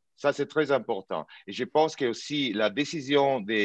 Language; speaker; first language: French; non-native, fluent; Italian